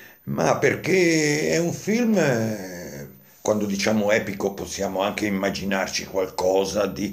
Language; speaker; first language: Italian; native; Italian